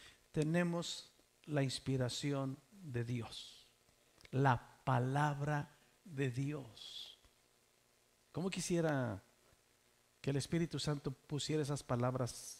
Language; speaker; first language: Spanish; native; Spanish